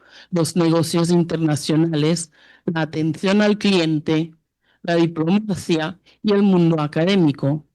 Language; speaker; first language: Spanish; non-native, fluent; English